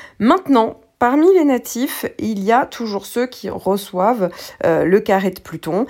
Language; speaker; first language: French; native; French